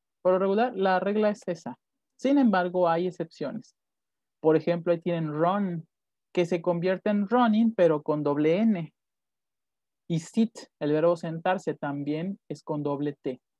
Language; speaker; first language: Spanish; native; Spanish